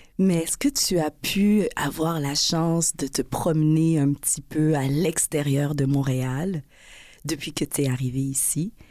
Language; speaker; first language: French; early bilingual, other home language; Haitian Creole